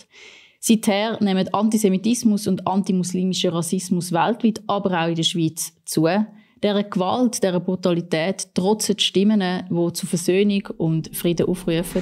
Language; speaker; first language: German; native; German